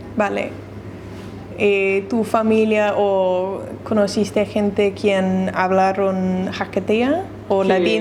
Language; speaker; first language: Spanish; non-native, learner; English